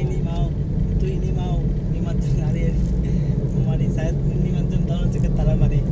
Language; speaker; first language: Indonesian; non-native, learner; Maithili